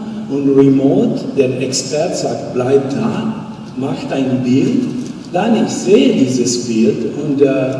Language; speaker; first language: German; non-native, fluent; Italian